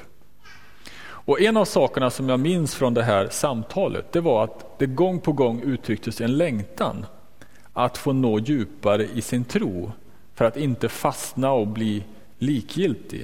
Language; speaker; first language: Swedish; native; Swedish